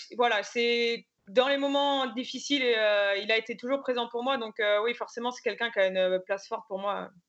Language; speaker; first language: French; native; French